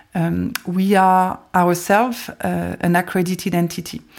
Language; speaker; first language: English; non-native, fluent; French